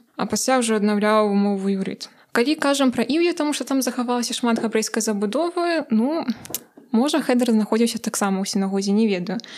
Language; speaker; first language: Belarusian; native; Belarusian